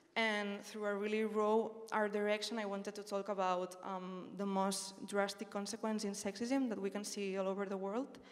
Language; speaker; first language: English; non-native, fluent; Spanish